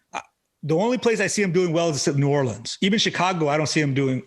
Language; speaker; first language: English; native; English